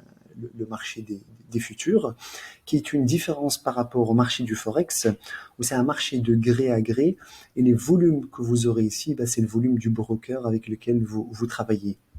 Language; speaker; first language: French; native; French